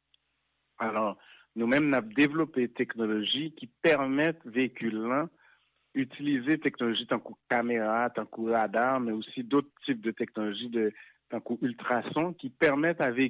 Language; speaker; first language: French; non-native, local second language; Haitian Creole